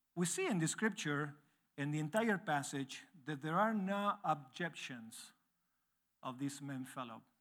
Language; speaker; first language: English; non-native, fluent; Spanish